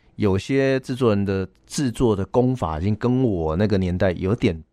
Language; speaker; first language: Chinese; native; Chinese